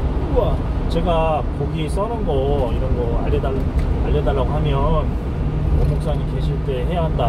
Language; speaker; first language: Korean; native; Korean